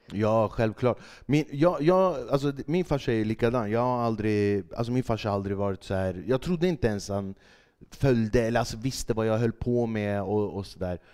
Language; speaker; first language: Swedish; early bilingual, other home language; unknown